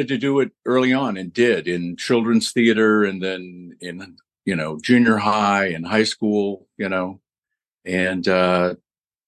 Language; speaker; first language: English; native; English